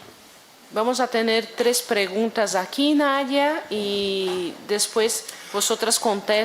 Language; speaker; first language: Spanish; non-native, fluent; Portuguese